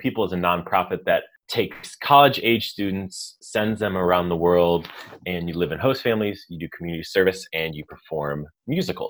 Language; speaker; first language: English; native; English